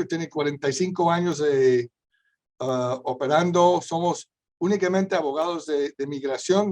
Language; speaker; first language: Spanish; non-native, fluent; English